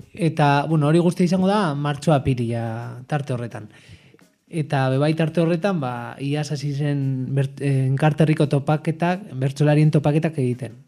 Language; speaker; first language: Basque; non-native, local second language; Spanish